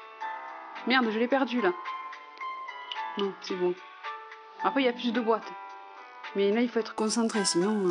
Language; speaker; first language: French; native; French